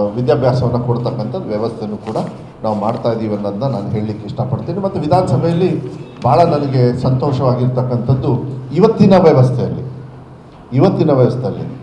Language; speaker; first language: Kannada; native; Kannada